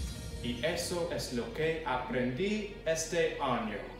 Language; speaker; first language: Spanish; non-native, learner; English